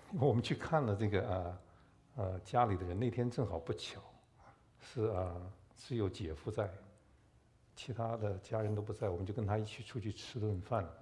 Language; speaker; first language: Chinese; native; Chinese